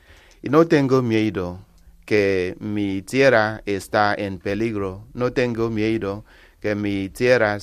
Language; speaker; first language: Spanish; non-native, learner; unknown